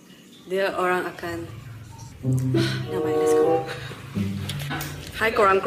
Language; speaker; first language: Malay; non-native, local second language; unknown